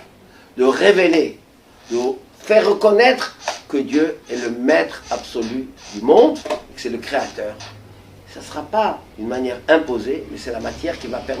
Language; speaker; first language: French; native; French